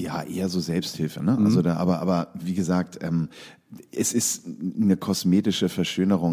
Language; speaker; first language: German; native; German